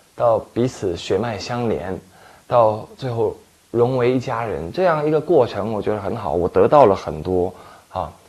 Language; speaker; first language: Chinese; non-native, local second language; Min Nan Chinese